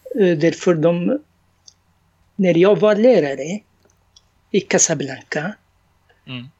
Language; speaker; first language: Swedish; non-native, fluent; Arabic